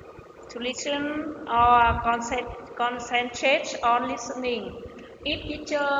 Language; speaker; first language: English; non-native, learner; Vietnamese